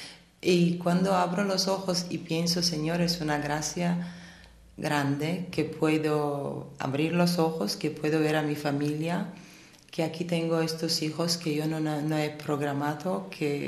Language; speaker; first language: Spanish; non-native, fluent; Armenian